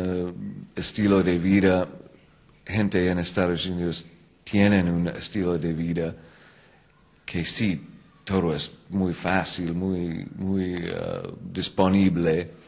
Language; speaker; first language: Spanish; non-native, fluent; English